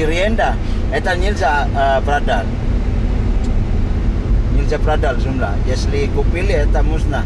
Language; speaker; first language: Russian; non-native, learner; Indonesian